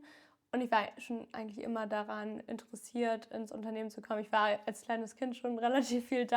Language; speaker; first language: German; native; German